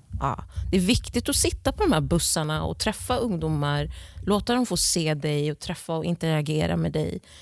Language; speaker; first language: Swedish; early bilingual, other home language; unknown